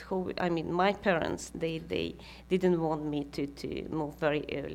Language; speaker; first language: English; non-native, fluent; Kazakh